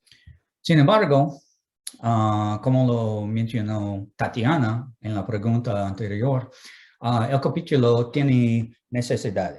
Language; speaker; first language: Spanish; non-native, fluent; English